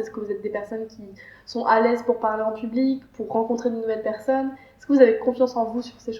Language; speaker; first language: French; native; French